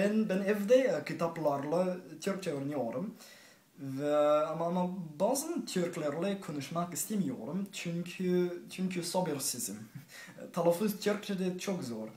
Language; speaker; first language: Turkish; non-native, learner; English